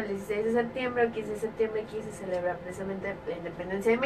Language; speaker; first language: Spanish; native; Spanish